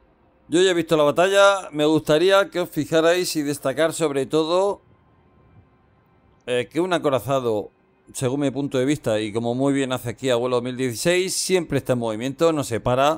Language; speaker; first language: Spanish; native; Spanish